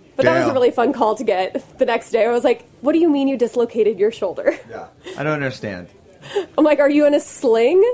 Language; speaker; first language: English; native; English